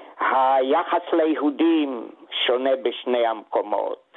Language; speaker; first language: Hebrew; non-native, fluent; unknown